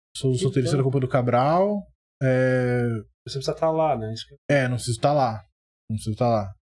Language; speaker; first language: Portuguese; native; Portuguese